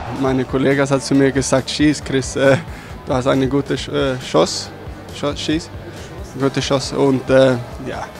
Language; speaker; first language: German; non-native, learner; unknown